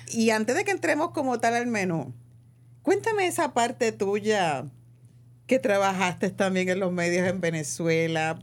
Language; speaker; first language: Spanish; native; Spanish